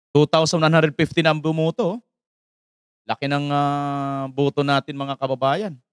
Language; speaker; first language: Filipino; native; Filipino